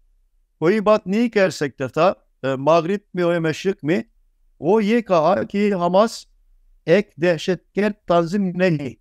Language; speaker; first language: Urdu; non-native, fluent; Turkish